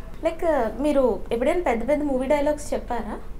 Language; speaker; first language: Telugu; native; Telugu